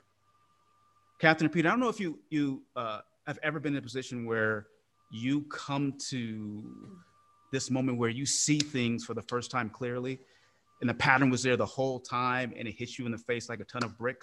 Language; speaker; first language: English; native; English